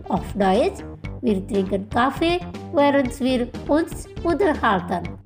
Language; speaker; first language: German; non-native, learner; Indonesian